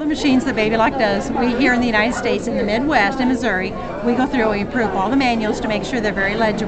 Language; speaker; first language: English; native; English